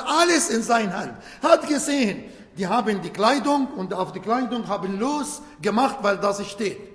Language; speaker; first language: German; non-native, fluent; Arabic